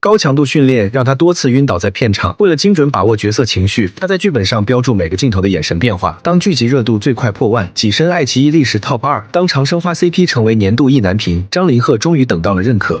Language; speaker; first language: Chinese; native; Chinese